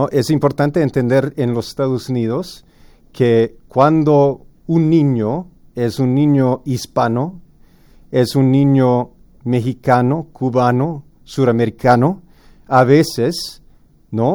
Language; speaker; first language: Spanish; non-native, fluent; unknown